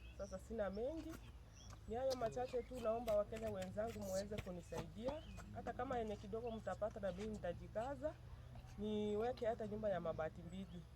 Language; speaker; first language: Swahili; non-native, local second language; Gusii